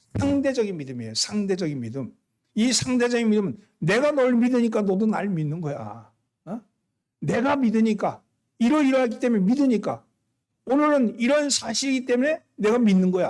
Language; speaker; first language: Korean; native; Korean